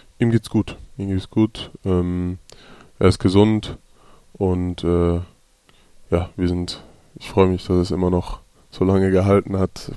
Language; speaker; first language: German; native; German